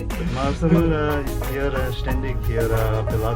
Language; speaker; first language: German; non-native, learner; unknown